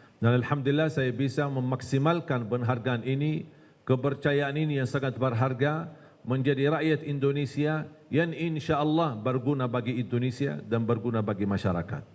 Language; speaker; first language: Malay; non-native, fluent; Arabic